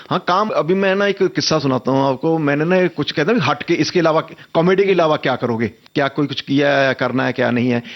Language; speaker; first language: Hindi; non-native, local second language; Punjabi